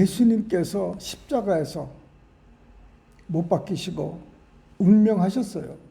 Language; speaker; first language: Korean; native; Korean